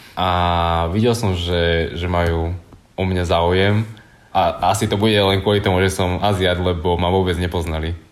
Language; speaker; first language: Slovak; early bilingual, other home language; Vietnamese